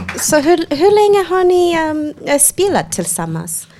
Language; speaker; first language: Swedish; non-native, fluent; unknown